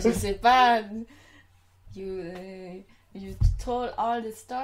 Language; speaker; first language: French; non-native, learner; Khmer